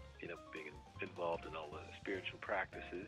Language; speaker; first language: English; native; English